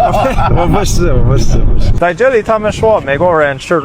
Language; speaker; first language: Chinese; non-native, fluent; English